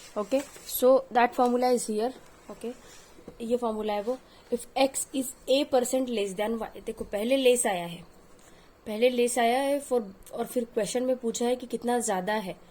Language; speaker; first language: Hindi; non-native, local second language; Marathi